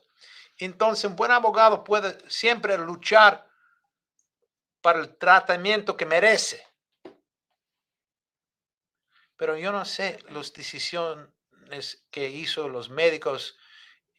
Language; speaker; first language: Spanish; non-native, fluent; Italian